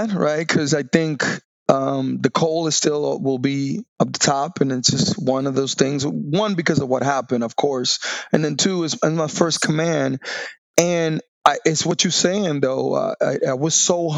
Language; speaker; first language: English; non-native, fluent; Spanish